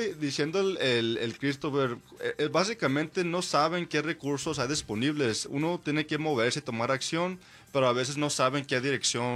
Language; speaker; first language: Spanish; early bilingual, heritage; Spanish